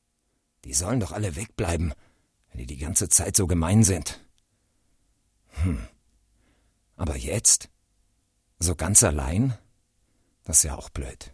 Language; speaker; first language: German; native; German